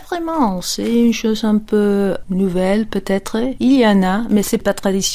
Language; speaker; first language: French; non-native, fluent; Spanish